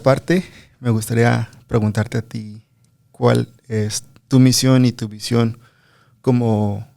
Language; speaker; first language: Spanish; early bilingual, other home language; English